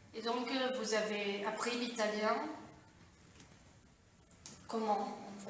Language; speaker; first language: French; non-native, fluent; Italian